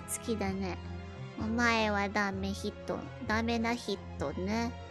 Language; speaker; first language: Japanese; non-native, learner; Filipino